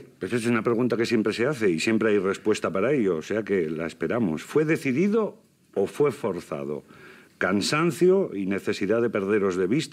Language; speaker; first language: Spanish; native; Spanish